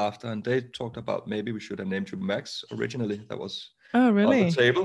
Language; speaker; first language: English; non-native, fluent; Danish